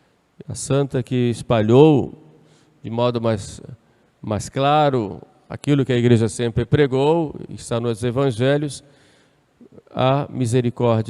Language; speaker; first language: Portuguese; native; Portuguese